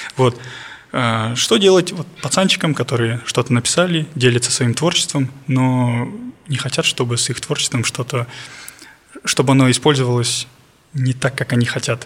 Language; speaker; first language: Russian; non-native, local second language; Kazakh